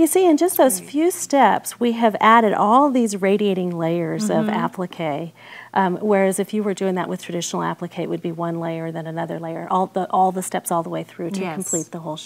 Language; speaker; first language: English; native; English